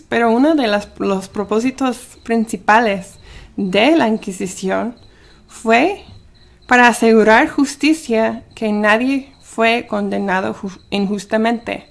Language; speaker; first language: Spanish; early bilingual, heritage; Spanish